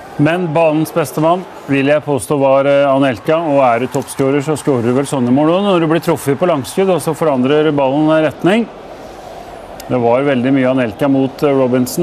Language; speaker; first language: Norwegian; native; Norwegian